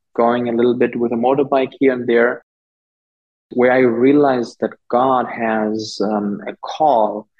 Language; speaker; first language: English; non-native, local second language; German